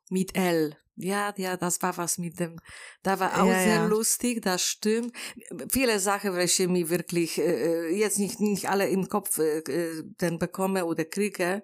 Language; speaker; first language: German; non-native, learner; Polish